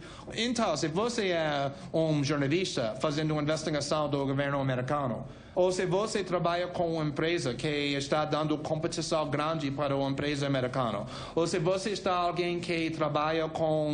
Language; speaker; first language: Portuguese; non-native, fluent; English